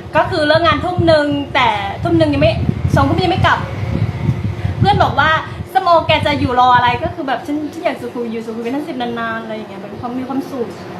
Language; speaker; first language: Thai; native; Thai